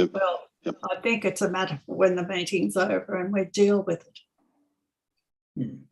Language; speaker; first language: English; native; English